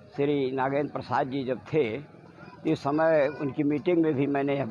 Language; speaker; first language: Hindi; native; Hindi